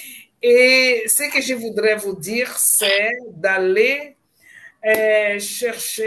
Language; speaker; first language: French; non-native, fluent; Portuguese